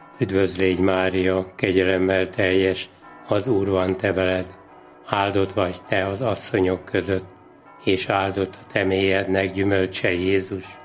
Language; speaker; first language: Hungarian; native; Hungarian